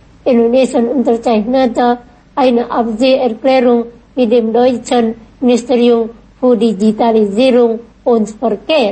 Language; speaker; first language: German; non-native, local second language; Indonesian